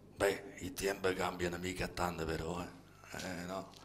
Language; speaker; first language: Italian; early bilingual, other home language; French